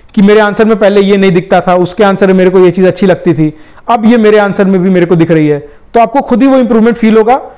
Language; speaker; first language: Hindi; native; Hindi